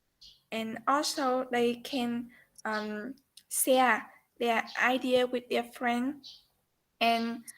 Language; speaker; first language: English; non-native, learner; Vietnamese